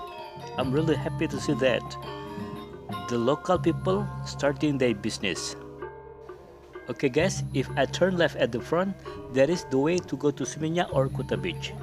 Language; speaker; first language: English; non-native, local second language; Indonesian